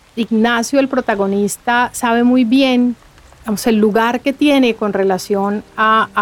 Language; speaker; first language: Spanish; native; Spanish